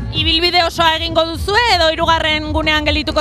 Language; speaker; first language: Basque; native; Basque